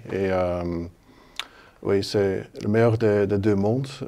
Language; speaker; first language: French; non-native, local second language; Dutch